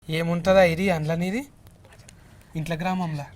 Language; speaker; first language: Telugu; native; Telugu